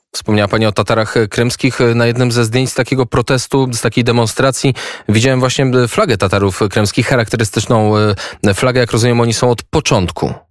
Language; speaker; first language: Polish; native; Polish